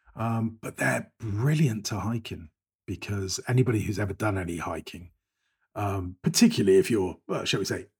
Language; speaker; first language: English; native; English